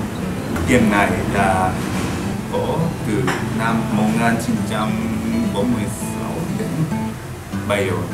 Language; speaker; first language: Vietnamese; non-native, learner; Japanese